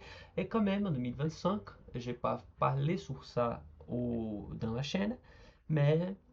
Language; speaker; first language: French; non-native, learner; Portuguese